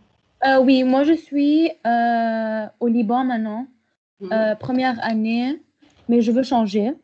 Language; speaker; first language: French; non-native, local second language; Arabic